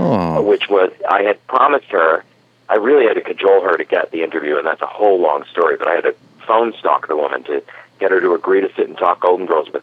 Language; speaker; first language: English; native; English